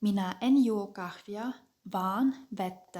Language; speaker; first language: Finnish; non-native, fluent; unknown